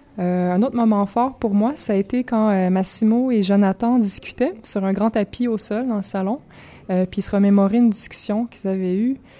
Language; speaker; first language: French; native; French